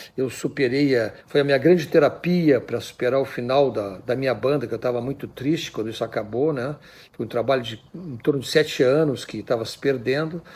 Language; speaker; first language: Portuguese; native; Portuguese